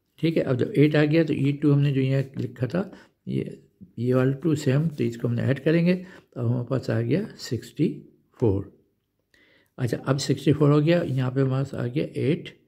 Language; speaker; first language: Urdu; non-native, local second language; Punjabi